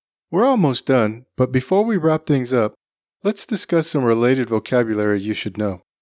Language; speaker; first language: English; native; English